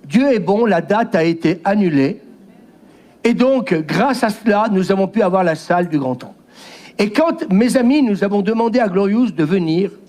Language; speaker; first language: French; native; French